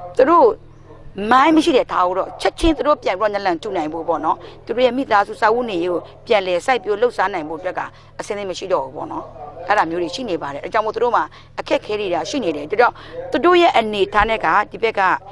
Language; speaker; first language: Burmese; non-native, local second language; Karen languages